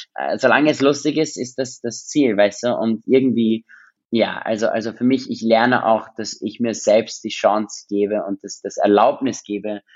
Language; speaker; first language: German; non-native, local second language; English